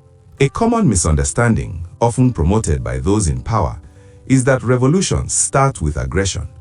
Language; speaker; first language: English; non-native, local second language; Igbo